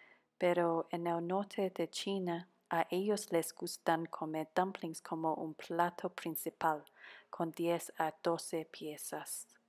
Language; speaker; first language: Spanish; non-native, fluent; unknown